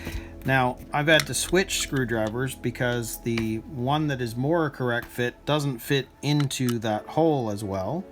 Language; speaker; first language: English; native; English